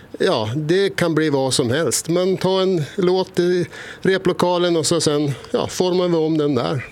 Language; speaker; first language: Swedish; native; Swedish